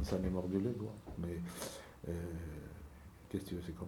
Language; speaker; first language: French; native; French